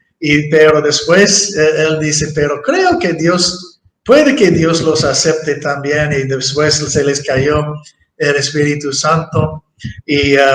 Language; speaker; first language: Spanish; non-native, fluent; English